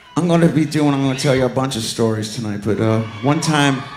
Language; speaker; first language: English; native; English